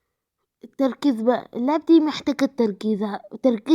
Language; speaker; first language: Arabic; native; Arabic